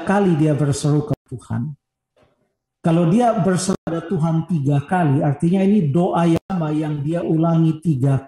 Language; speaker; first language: Indonesian; native; Indonesian